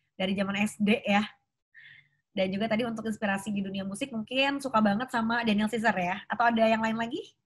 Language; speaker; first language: Indonesian; native; Indonesian